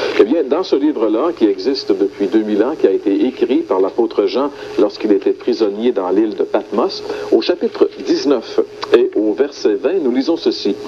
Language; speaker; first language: French; native; French